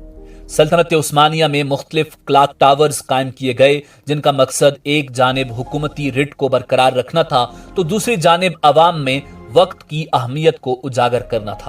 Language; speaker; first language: Urdu; native; Urdu